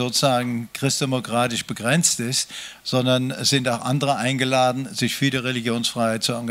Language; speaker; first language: German; native; German